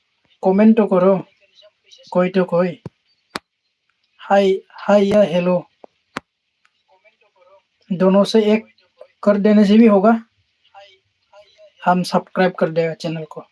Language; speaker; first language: Hindi; non-native, local second language; Bodo